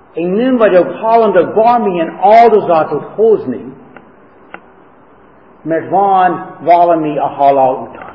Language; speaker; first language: Hungarian; non-native, fluent; English